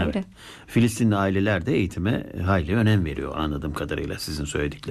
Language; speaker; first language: Turkish; native; Turkish